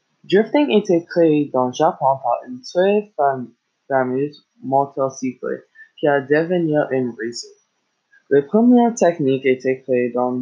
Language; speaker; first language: French; non-native, learner; English